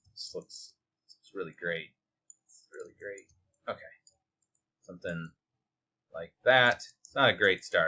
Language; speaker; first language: English; native; English